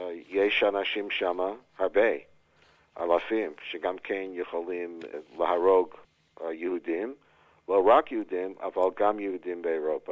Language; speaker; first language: Hebrew; non-native, fluent; English